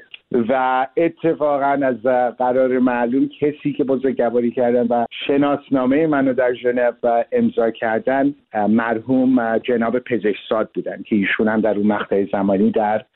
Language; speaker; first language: Persian; early bilingual, heritage; Persian